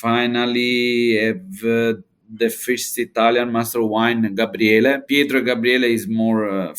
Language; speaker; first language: English; non-native, learner; Italian